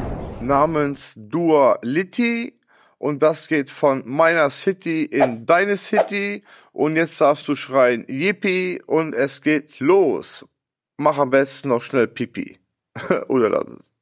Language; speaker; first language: German; native; German